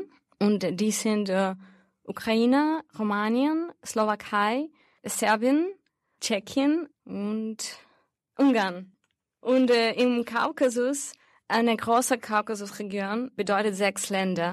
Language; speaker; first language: German; non-native, fluent; Russian